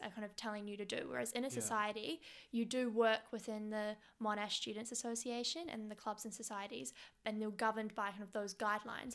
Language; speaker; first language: English; native; English